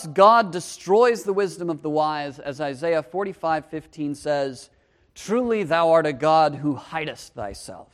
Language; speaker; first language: English; native; English